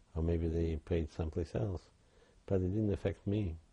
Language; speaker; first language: English; non-native, fluent; Yiddish